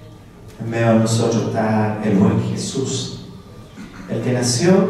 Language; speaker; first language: Spanish; native; Spanish